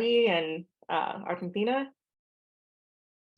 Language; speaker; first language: Spanish; non-native, fluent; English